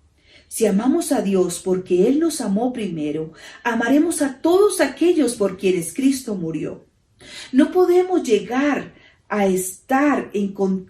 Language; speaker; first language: Spanish; native; Spanish